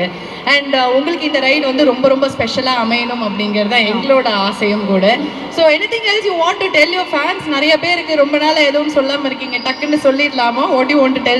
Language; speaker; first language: Tamil; native; Tamil